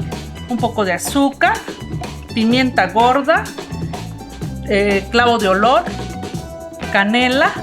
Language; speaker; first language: Spanish; native; Spanish